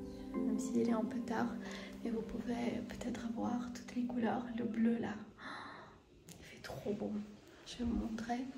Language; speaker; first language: French; non-native, fluent; Armenian